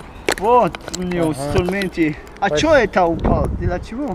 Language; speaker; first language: Russian; non-native, learner; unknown